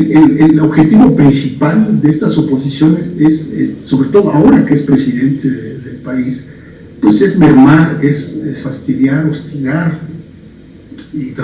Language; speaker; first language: Spanish; native; Spanish